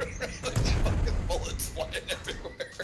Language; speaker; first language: English; native; English